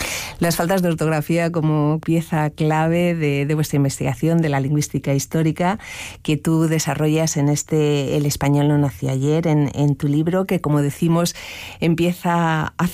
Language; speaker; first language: Spanish; native; Spanish